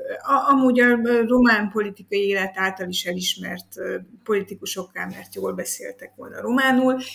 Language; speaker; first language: Hungarian; native; Hungarian